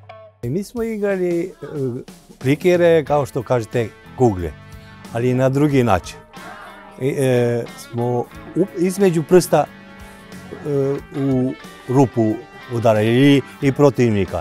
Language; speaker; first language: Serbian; non-native, local second language; Romanian